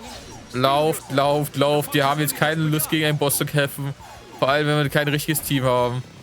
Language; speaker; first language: German; native; German